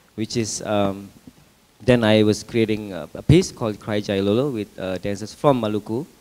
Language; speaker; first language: English; non-native, fluent; Indonesian